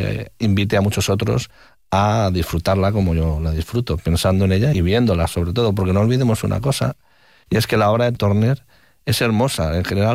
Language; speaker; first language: Spanish; native; Spanish